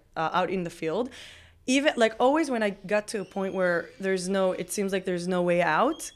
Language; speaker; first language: English; non-native, fluent; Hebrew